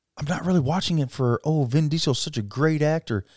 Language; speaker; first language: English; native; English